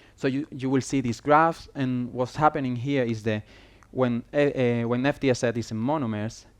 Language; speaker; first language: English; non-native, fluent; Spanish